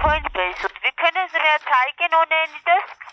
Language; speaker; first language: German; non-native, learner; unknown